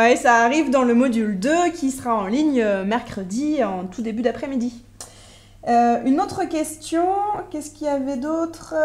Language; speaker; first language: French; native; French